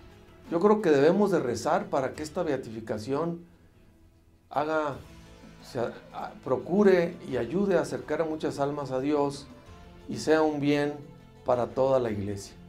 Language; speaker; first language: Spanish; native; Spanish